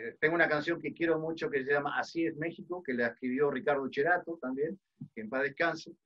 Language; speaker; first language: Spanish; early bilingual, other home language; Dutch